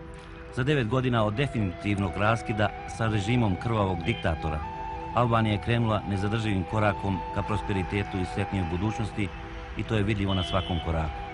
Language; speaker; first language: Bosnian; native; Bosnian